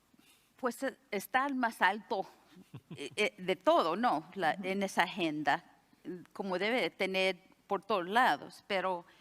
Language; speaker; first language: Spanish; early bilingual, heritage; Spanish